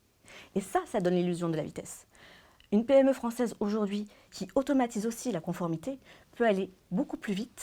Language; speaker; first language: French; native; French